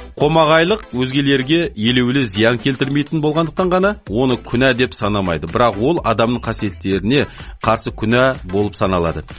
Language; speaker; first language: Kazakh; native; Kazakh